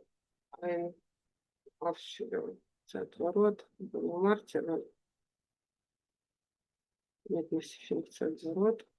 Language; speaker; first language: Hebrew; non-native, fluent; Russian